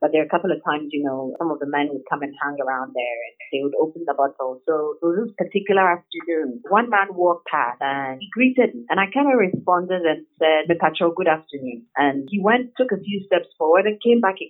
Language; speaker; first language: English; non-native, local second language; Akan